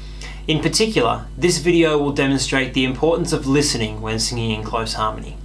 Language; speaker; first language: English; native; English